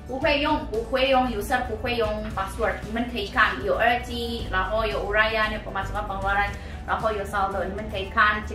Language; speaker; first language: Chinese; non-native, learner; Indonesian